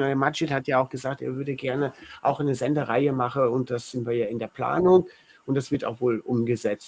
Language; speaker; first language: German; native; German